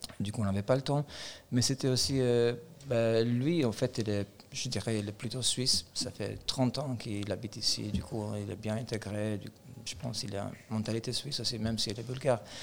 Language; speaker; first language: French; non-native, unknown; Albanian